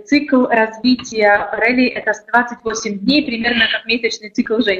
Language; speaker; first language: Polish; non-native, learner; Russian